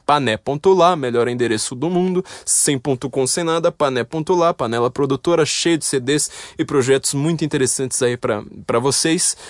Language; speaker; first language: Portuguese; native; Portuguese